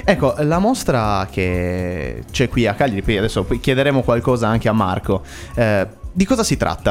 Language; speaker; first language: Italian; native; Italian